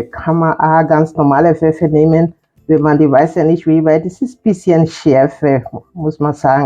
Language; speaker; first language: German; non-native, fluent; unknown